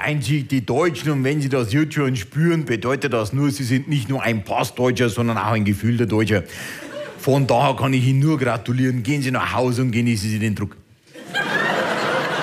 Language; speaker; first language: German; native; German